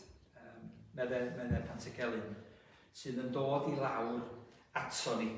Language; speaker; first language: Welsh; native; Welsh